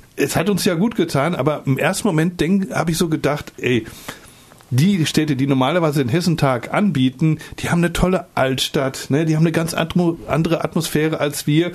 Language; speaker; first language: German; native; German